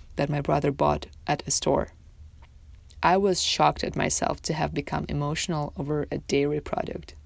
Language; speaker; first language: English; non-native, fluent; Tajik